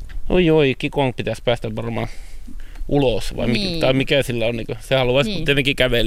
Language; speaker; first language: Finnish; native; Finnish